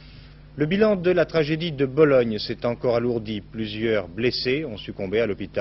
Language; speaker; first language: French; native; French